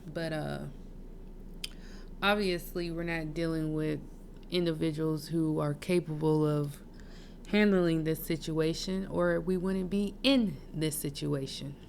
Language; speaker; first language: English; native; English